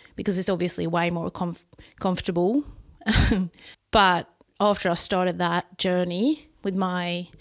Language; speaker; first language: English; non-native, fluent; Swedish